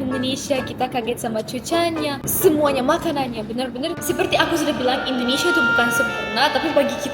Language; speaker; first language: Indonesian; non-native, fluent; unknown